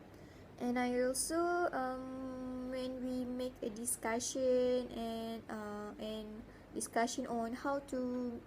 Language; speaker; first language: English; non-native, learner; Malay